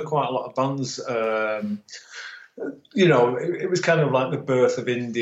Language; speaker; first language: English; native; English